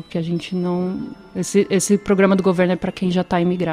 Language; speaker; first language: Portuguese; native; Portuguese